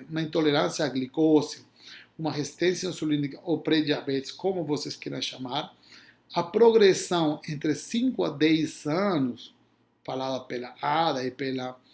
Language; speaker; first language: Portuguese; non-native, fluent; Spanish